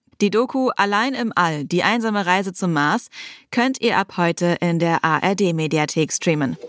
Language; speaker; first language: German; native; German